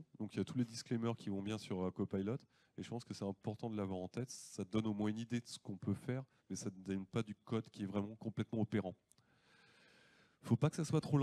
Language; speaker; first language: French; native; French